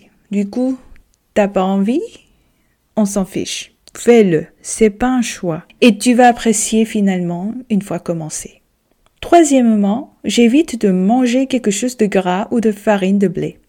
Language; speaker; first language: French; non-native, fluent; Korean